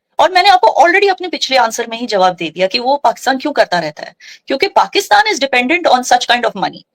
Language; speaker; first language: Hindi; non-native, local second language; Kashmiri